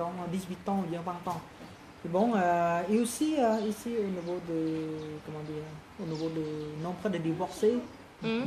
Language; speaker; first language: French; non-native, fluent; Khmer